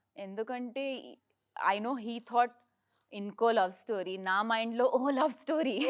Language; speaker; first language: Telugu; non-native, learner; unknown